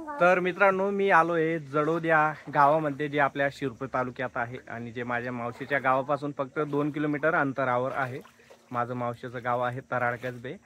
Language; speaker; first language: Marathi; native; Marathi